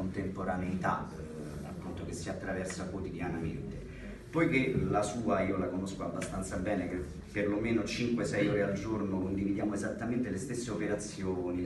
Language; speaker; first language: Italian; native; Italian